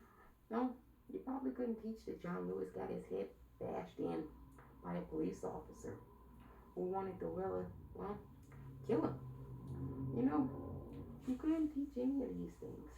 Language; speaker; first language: English; native; English